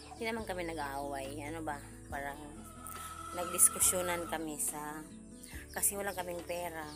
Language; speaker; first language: Filipino; non-native, local second language; Cebuano